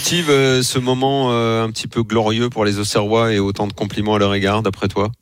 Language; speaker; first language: French; native; French